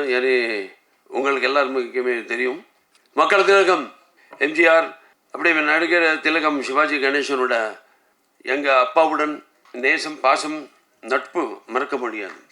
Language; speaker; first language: Tamil; non-native, local second language; Telugu